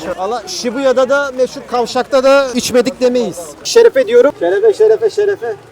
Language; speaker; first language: Turkish; native; Turkish